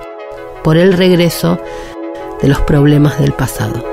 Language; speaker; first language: Spanish; native; Spanish